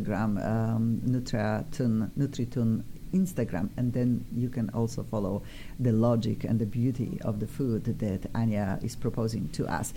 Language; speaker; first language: English; non-native, fluent; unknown